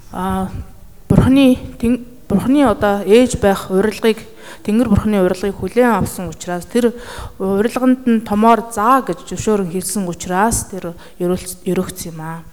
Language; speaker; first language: Mongolian; native; Mongolian